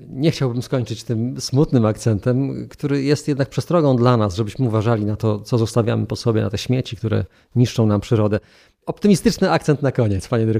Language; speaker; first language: Polish; native; Polish